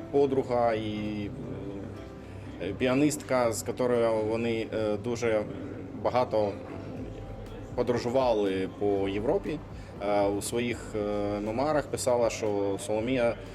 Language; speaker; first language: Ukrainian; non-native, local second language; Russian